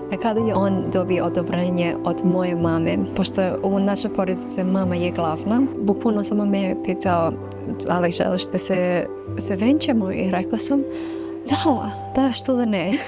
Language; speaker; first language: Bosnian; non-native, fluent; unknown